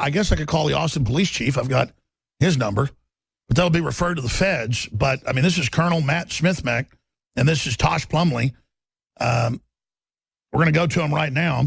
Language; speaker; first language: English; native; English